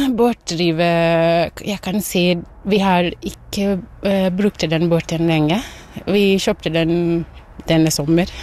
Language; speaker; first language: Norwegian; non-native, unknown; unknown